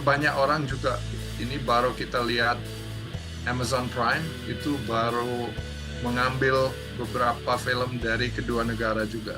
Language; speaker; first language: Indonesian; non-native, fluent; English